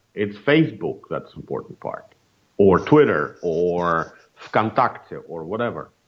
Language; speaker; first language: English; non-native, fluent; Russian